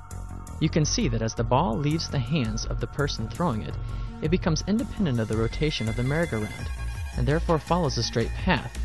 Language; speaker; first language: English; native; English